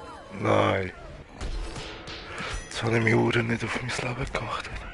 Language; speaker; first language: German; native; German